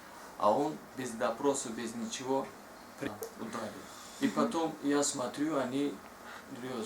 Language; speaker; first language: Russian; non-native, learner; Tajik